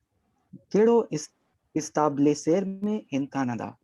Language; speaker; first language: Spanish; non-native, learner; Hindi